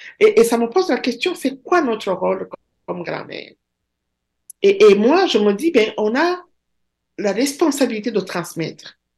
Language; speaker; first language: French; non-native, local second language; Kinyarwanda